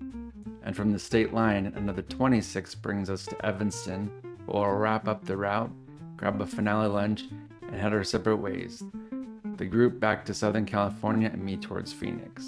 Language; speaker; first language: English; native; English